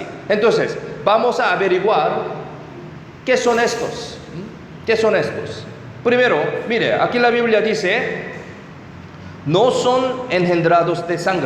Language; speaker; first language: Spanish; non-native, fluent; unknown